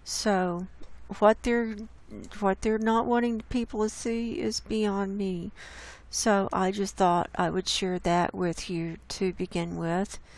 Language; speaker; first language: English; native; English